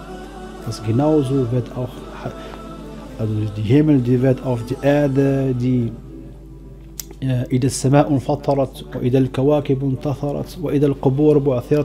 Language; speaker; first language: German; non-native, learner; Arabic